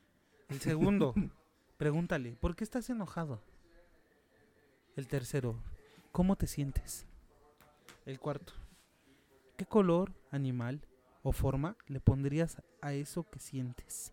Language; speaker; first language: Spanish; native; Spanish